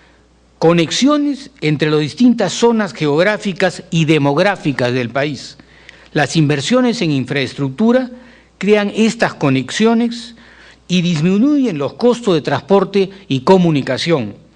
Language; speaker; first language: Spanish; native; Spanish